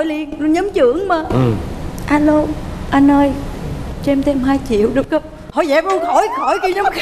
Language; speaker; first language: Vietnamese; native; Vietnamese